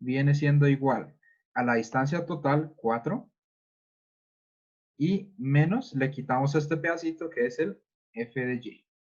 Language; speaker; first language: Spanish; native; Spanish